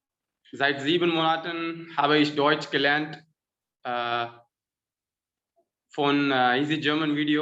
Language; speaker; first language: German; non-native, learner; Tamil